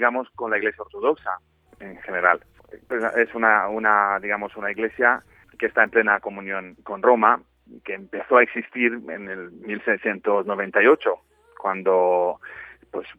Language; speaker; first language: Spanish; non-native, fluent; Romanian